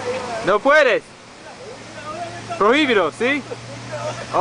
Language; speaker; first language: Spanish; non-native, learner; English